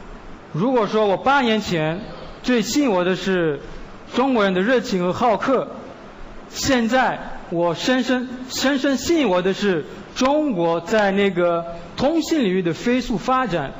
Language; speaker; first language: Chinese; non-native, fluent; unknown